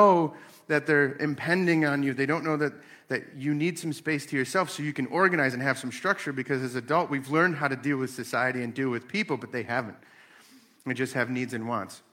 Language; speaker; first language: English; native; English